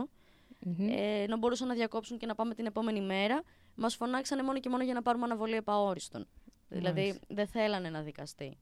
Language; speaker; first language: Greek; native; Greek